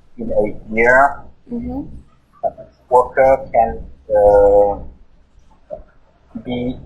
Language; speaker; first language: English; non-native, learner; Vietnamese